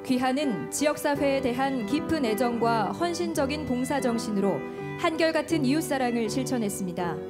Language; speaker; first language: Korean; native; Korean